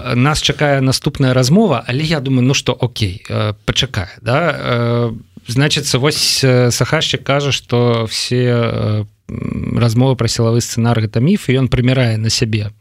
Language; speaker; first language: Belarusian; non-native, local second language; Russian